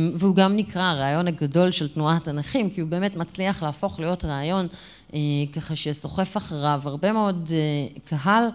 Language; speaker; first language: Hebrew; native; Hebrew